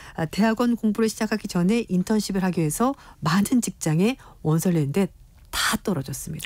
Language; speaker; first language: Korean; native; Korean